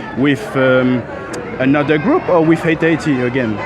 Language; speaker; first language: English; non-native, learner; French